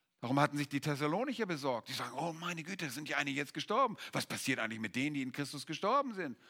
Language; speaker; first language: German; native; German